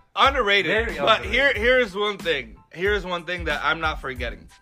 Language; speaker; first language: English; early bilingual, other home language; Arabic